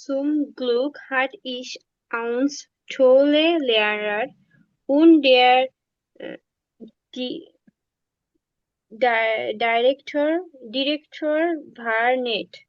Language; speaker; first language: German; non-native, learner; Bangla